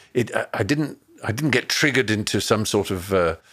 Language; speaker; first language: English; native; English